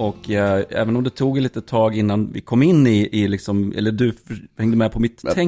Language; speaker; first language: Swedish; native; Swedish